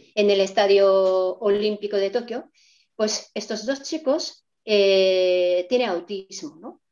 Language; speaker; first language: Spanish; non-native, fluent; Japanese